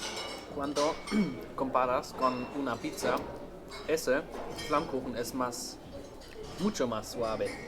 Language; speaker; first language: Spanish; non-native, learner; German